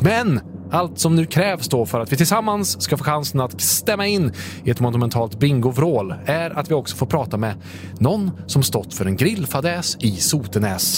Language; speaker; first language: Swedish; native; Swedish